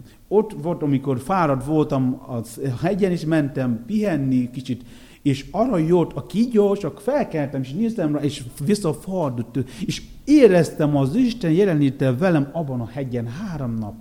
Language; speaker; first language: Hungarian; non-native, fluent; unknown